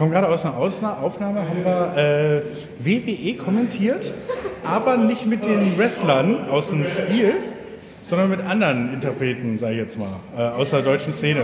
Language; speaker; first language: German; native; German